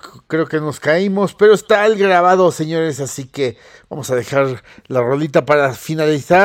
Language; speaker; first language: Spanish; native; Spanish